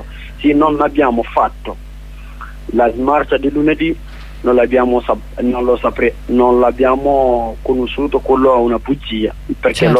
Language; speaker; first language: Italian; non-native, learner; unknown